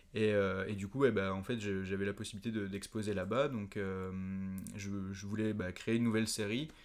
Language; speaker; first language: French; native; French